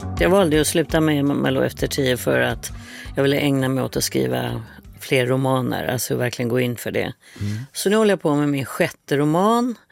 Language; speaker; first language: Swedish; native; Swedish